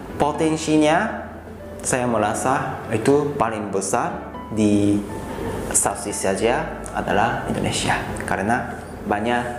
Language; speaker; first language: Indonesian; non-native, fluent; Japanese